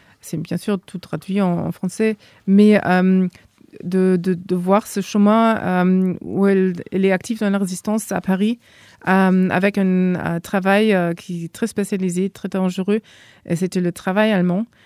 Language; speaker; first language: French; non-native, fluent; German